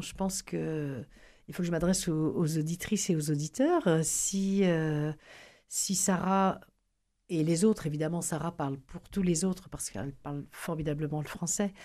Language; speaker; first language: French; native; French